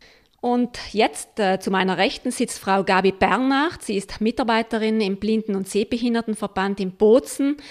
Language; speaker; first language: German; native; German